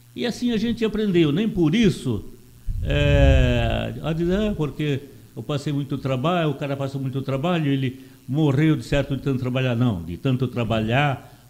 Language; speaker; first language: Portuguese; non-native, local second language; Italian